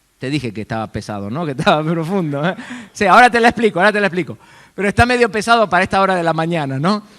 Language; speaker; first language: Spanish; native; Spanish